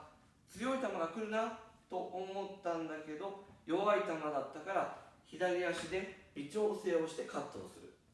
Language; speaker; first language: Japanese; native; Japanese